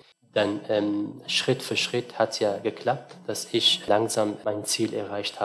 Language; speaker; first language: German; non-native, fluent; Arabic